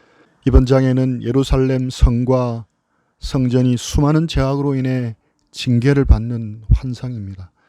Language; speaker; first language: Korean; native; Korean